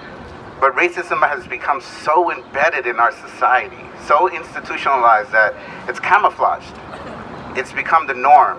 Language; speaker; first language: English; early bilingual, other home language; Spanish